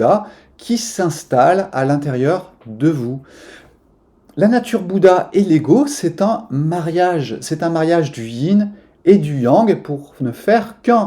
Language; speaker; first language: French; native; French